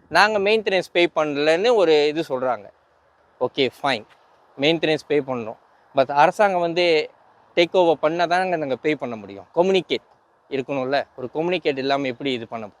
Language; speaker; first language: Tamil; early bilingual, heritage; Tamil